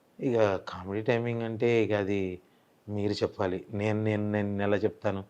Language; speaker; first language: Telugu; native; Telugu